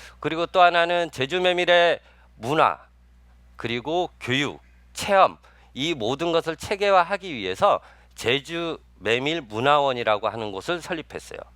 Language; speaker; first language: Korean; native; Korean